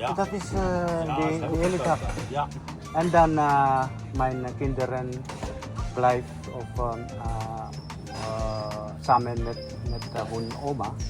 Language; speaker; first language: Dutch; non-native, learner; Filipino